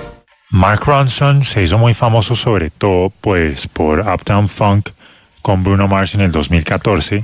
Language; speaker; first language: Spanish; native; Spanish